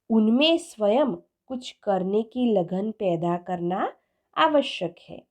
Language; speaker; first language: Hindi; non-native, local second language; Gujarati